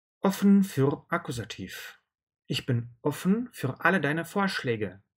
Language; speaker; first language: German; non-native, fluent; Russian